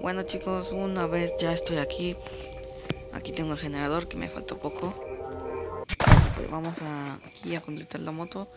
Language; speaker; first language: Spanish; native; Spanish